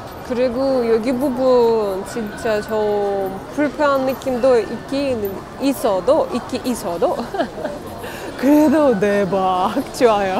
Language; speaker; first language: Korean; non-native, learner; Russian